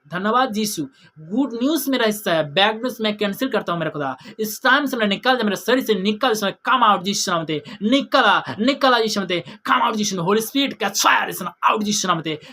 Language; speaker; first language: Hindi; non-native, local second language; Bangla